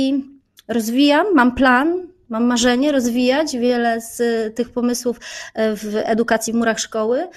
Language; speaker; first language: Polish; native; Polish